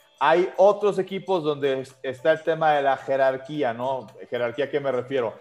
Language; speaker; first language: Spanish; native; Spanish